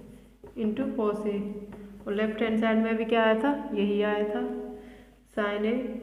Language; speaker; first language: Hindi; native; Hindi